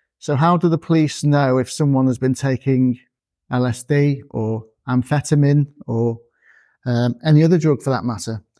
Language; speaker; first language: English; native; English